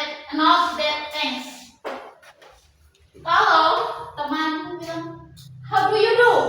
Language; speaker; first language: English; non-native, learner; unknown